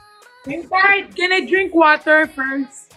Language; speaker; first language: English; non-native, learner; Filipino